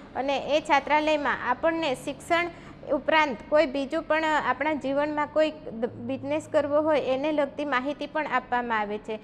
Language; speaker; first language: Gujarati; non-native, local second language; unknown